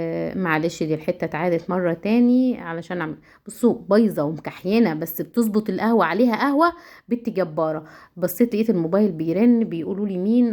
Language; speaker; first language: Arabic; native; Arabic